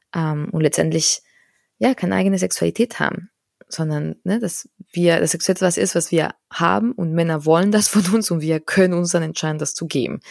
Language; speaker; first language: German; non-native, fluent; Spanish